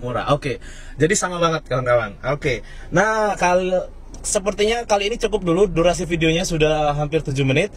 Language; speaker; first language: Indonesian; native; Indonesian